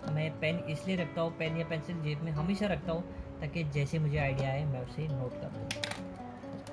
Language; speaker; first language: Hindi; native; Hindi